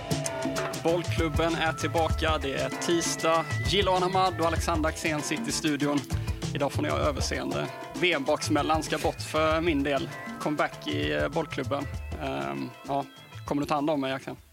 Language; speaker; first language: Swedish; native; Swedish